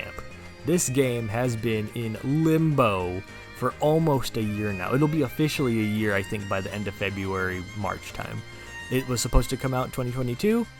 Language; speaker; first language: English; native; English